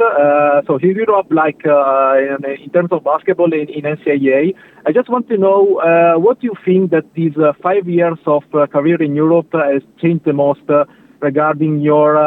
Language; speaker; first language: English; non-native, learner; Italian